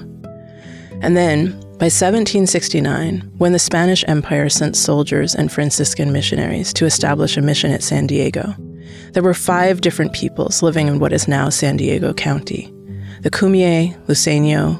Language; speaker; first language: English; native; English